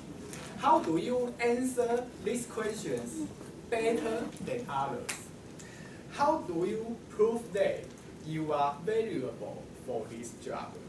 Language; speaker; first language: English; non-native, learner; Chinese